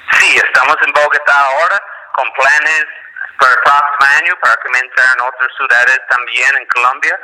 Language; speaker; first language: Spanish; non-native, fluent; English